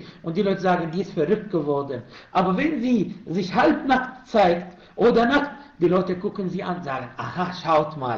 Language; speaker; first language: German; non-native, fluent; Arabic